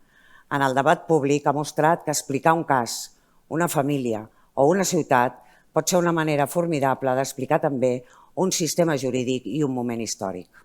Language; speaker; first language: Catalan; native; Catalan